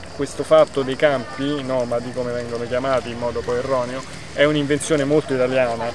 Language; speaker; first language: Italian; native; Italian